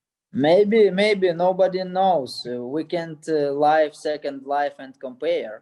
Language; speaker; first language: English; non-native, learner; Russian